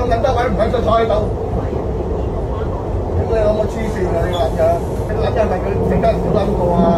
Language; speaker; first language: Cantonese; native; Cantonese